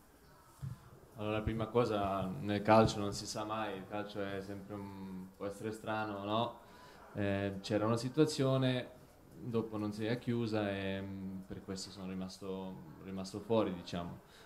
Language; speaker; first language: Italian; non-native, fluent; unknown